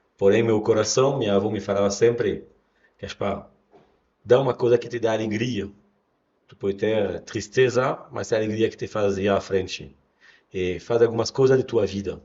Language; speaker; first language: Portuguese; non-native, fluent; French